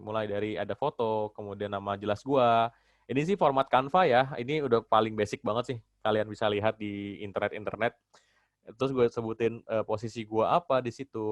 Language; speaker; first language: Indonesian; native; Indonesian